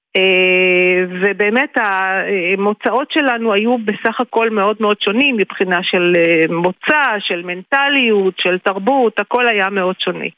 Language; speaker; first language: Hebrew; native; Hebrew